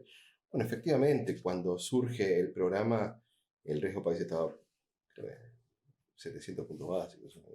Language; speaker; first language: Spanish; native; Spanish